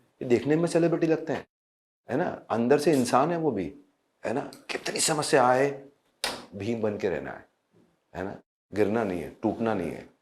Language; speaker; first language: Hindi; native; Hindi